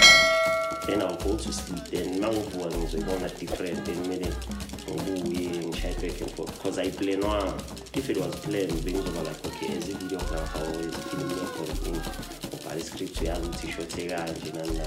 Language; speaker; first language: English; non-native, local second language; Zulu